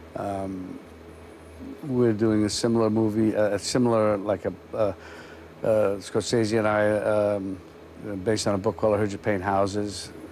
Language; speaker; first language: English; native; English